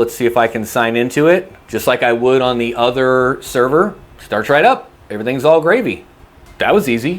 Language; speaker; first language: English; native; English